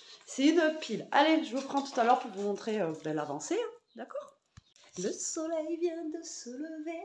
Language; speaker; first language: French; native; French